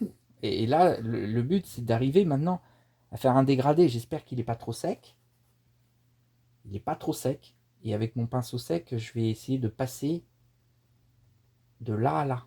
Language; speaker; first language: French; native; French